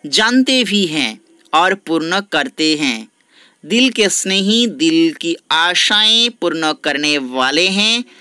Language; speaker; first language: Hindi; non-native, local second language; Bangla